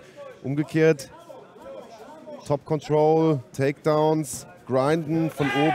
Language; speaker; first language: German; native; German